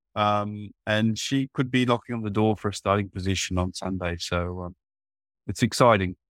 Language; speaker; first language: English; native; English